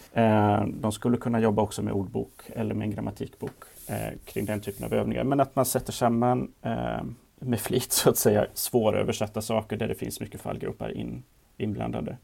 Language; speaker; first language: Swedish; native; Swedish